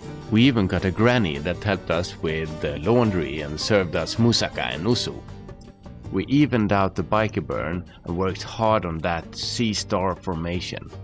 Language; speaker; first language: English; non-native, fluent; Swedish